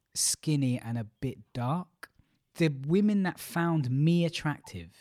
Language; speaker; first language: English; native; English